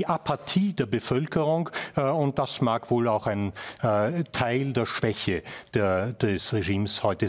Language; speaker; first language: German; native; German